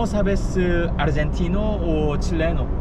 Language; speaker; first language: Spanish; non-native, learner; Korean